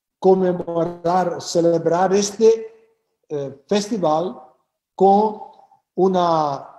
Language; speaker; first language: Spanish; non-native, fluent; Portuguese